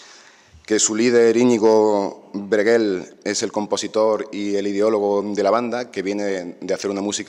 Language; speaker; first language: Spanish; native; Spanish